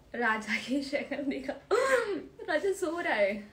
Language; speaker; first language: Hindi; native; Hindi